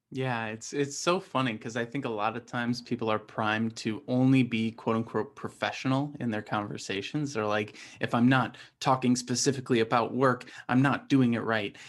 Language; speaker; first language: English; native; English